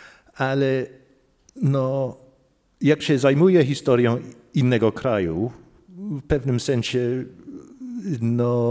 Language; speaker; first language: Polish; non-native, fluent; English